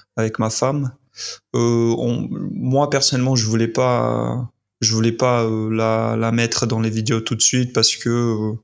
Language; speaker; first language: French; non-native, fluent; English